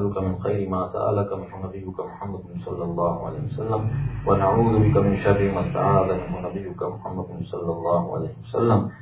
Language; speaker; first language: Urdu; native; Urdu